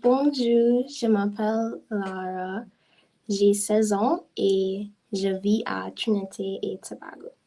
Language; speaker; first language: French; non-native, learner; English